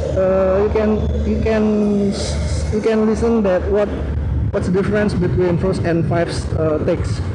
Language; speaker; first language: English; non-native, learner; Indonesian